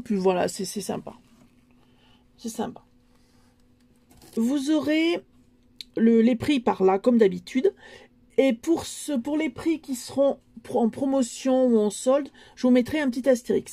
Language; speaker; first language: French; native; French